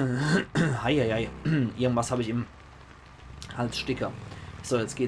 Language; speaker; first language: German; native; German